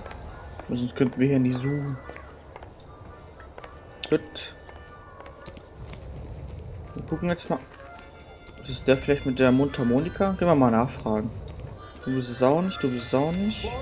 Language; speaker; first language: German; native; German